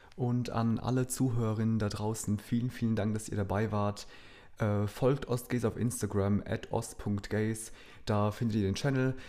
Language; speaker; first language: German; early bilingual, other home language; Polish